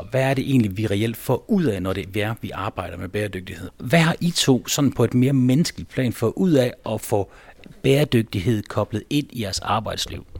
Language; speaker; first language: Danish; native; Danish